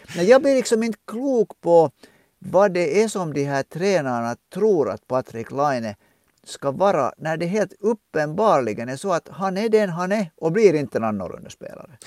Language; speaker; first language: Swedish; native; Swedish